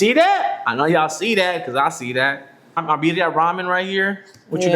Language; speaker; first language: English; native; English